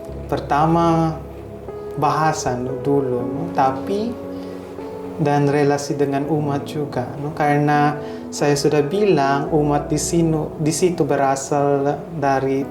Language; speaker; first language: Indonesian; non-native, fluent; Hiligaynon